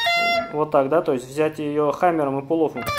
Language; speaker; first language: Russian; native; Russian